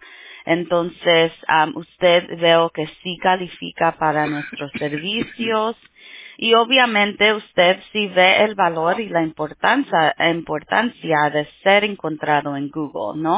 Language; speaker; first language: Spanish; early bilingual, heritage; Spanish